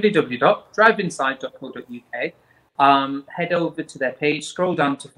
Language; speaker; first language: English; native; English